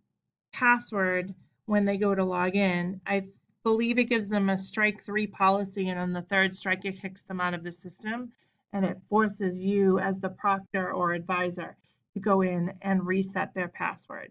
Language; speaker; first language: English; native; English